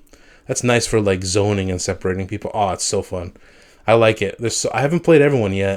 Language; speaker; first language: English; native; English